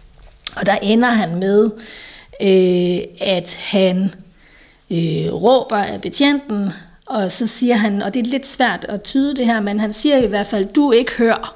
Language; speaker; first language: Danish; native; Danish